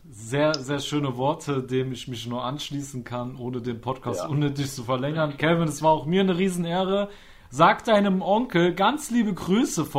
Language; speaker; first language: German; native; German